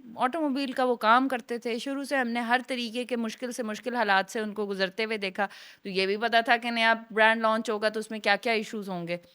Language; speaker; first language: Urdu; non-native, local second language; Saraiki